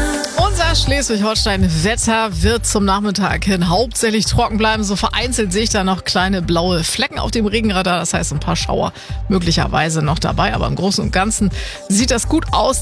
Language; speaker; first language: German; native; German